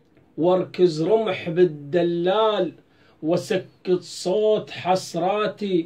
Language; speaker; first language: Arabic; native; Arabic